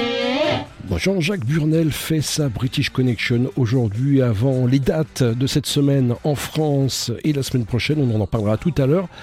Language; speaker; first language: French; native; French